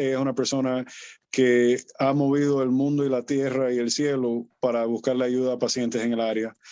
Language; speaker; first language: Spanish; early bilingual, heritage; Spanish